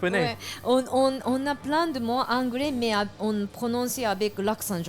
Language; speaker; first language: French; non-native, fluent; Japanese